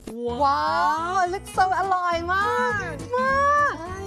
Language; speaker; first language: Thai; non-native, fluent; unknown